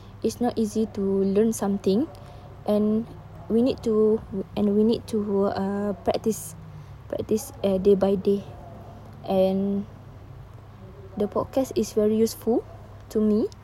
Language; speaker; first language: English; non-native, learner; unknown